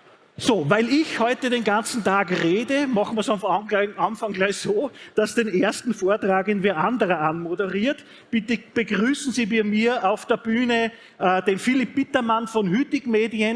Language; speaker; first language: German; native; German